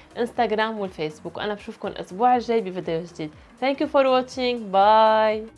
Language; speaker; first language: Arabic; native; Arabic